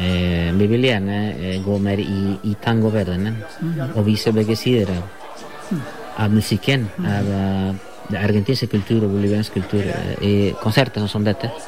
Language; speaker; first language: Norwegian; non-native, fluent; Spanish